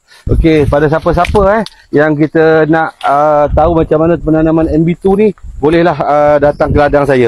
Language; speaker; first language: Malay; native; Malay